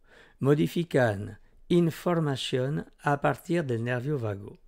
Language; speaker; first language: Spanish; native; Spanish